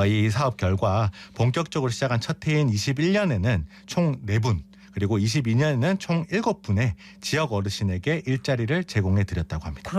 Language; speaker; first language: Korean; native; Korean